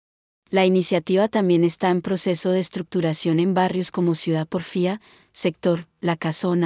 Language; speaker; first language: Spanish; native; Spanish